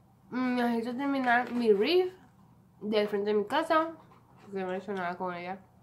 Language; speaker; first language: Spanish; native; Spanish